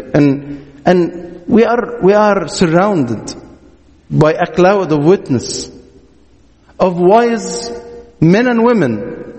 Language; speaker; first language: English; non-native, fluent; Arabic